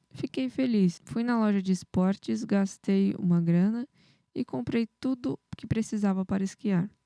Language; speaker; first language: Portuguese; native; Portuguese